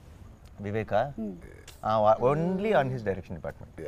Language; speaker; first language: Telugu; native; Telugu